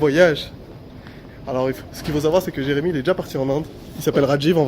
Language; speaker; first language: French; native; French